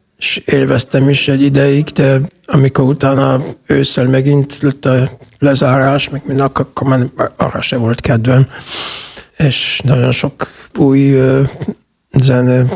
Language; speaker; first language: Hungarian; non-native, fluent; German